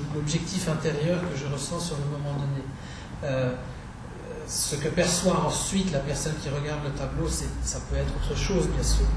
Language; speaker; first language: French; non-native, fluent; Czech